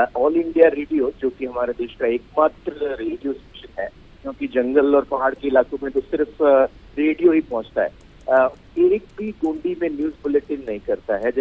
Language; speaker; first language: Hindi; non-native, local second language; Bangla